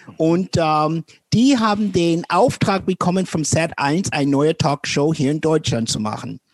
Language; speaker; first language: German; non-native, fluent; English